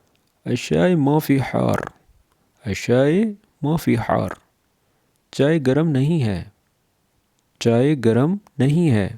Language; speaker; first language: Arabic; non-native, learner; Urdu